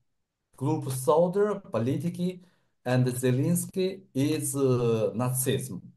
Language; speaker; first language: English; non-native, learner; Russian